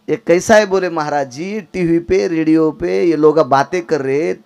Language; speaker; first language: Hindi; non-native, local second language; Marathi